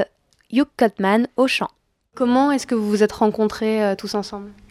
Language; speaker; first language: French; native; French